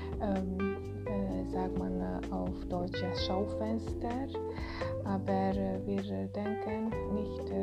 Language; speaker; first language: German; non-native, learner; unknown